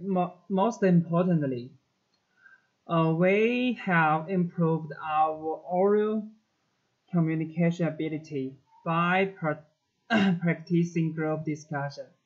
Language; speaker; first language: English; non-native, learner; Chinese